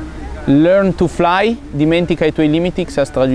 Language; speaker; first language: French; non-native, fluent; Italian